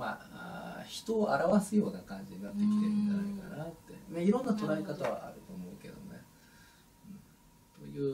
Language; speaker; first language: Japanese; native; Japanese